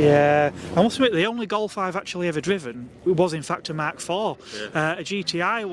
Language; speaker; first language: English; native; English